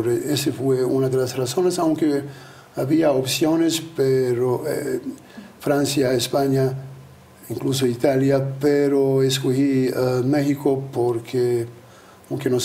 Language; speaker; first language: Spanish; non-native, fluent; Albanian